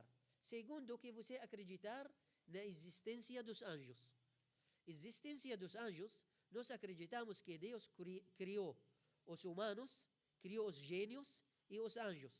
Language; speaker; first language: Portuguese; non-native, fluent; Arabic